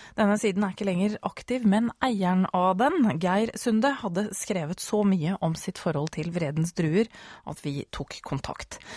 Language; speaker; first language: Norwegian; native; Norwegian